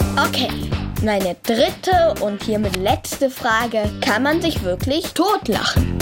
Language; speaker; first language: German; native; German